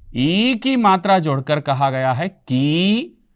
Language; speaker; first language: Hindi; non-native, local second language; Telugu